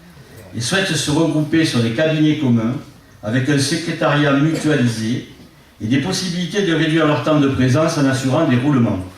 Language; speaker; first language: French; native; French